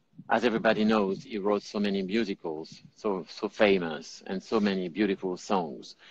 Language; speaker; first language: English; non-native, fluent; French